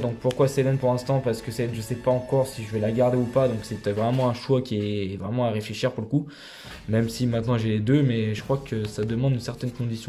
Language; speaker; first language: French; native; French